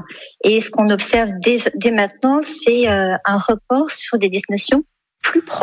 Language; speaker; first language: French; native; French